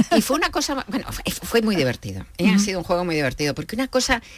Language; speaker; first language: Spanish; native; Spanish